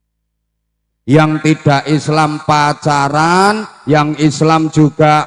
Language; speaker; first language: Indonesian; non-native, local second language; Javanese